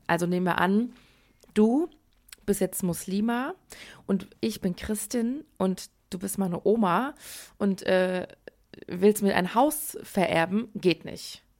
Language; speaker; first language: German; early bilingual, other home language; Persian